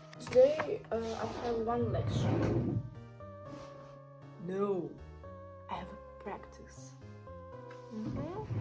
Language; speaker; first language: English; non-native, learner; Ukrainian